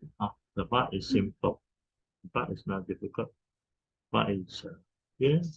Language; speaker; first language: English; non-native, fluent; Chinese